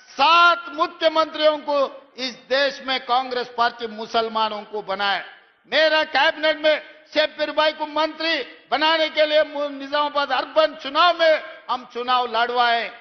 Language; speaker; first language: Hindi; non-native, local second language; Telugu